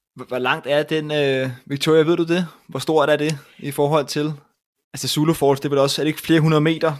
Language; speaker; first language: Danish; native; Danish